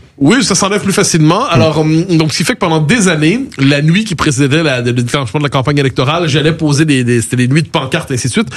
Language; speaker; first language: French; native; French